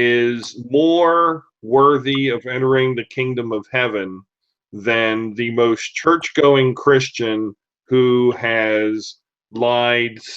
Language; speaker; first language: English; native; English